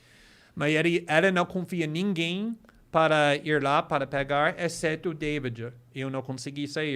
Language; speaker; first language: Portuguese; non-native, fluent; English